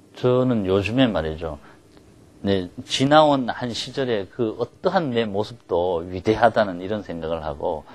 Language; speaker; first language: Korean; native; Korean